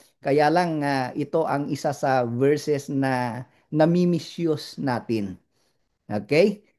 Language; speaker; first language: Filipino; non-native, local second language; Iloko